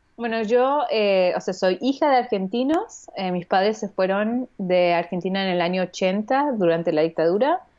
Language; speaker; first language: Spanish; early bilingual, heritage; Spanish